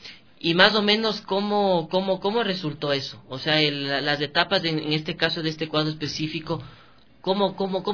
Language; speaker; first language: Spanish; native; Spanish